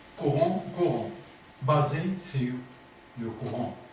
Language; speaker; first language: French; non-native, fluent; Arabic